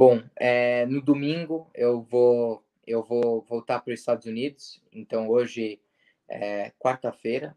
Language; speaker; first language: Portuguese; early bilingual, heritage; Portuguese